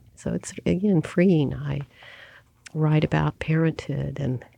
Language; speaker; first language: English; native; English